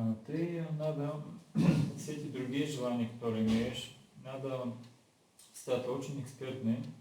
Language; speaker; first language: Russian; non-native, learner; Bulgarian